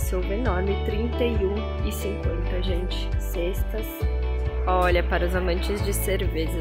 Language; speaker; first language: Portuguese; native; Portuguese